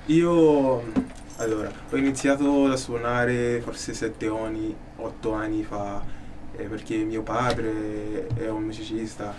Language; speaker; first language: Italian; non-native, learner; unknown